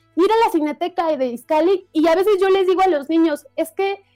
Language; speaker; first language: Spanish; native; Spanish